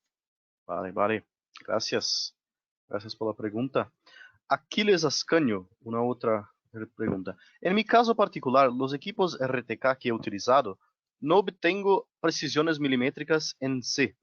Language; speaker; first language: Spanish; non-native, local second language; Portuguese